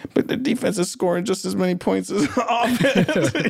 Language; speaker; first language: English; native; English